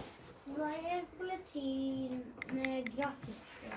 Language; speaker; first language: Norwegian; early bilingual, other home language; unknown